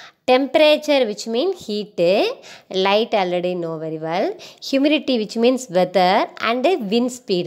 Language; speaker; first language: English; non-native, local second language; Tamil